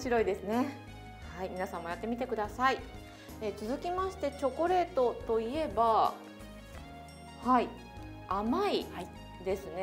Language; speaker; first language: Japanese; native; Japanese